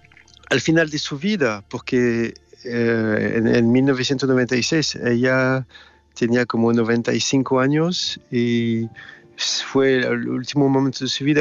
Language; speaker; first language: Spanish; non-native, learner; French